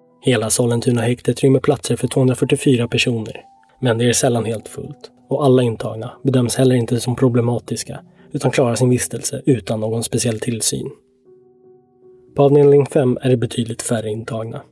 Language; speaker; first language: Swedish; native; Swedish